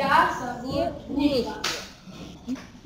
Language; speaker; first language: Russian; non-native, learner; German